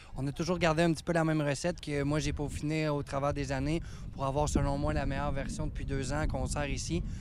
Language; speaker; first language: French; native; French